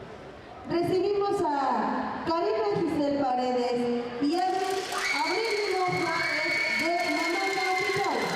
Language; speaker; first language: Spanish; native; Spanish